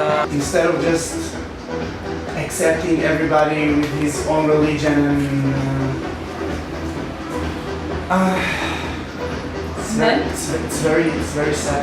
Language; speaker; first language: English; non-native, fluent; Hebrew